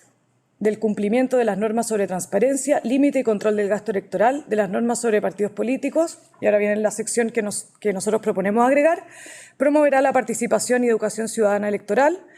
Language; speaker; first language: Spanish; native; Spanish